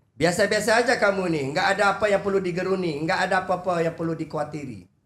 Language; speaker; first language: Malay; native; Malay